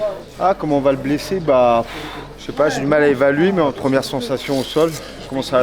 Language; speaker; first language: French; native; French